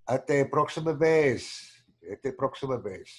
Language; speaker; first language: Portuguese; non-native, learner; English